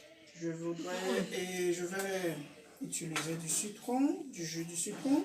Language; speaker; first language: French; non-native, local second language; Haitian Creole